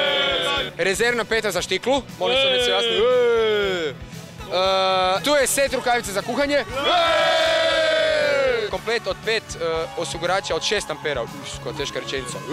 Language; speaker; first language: Serbian; native; Serbian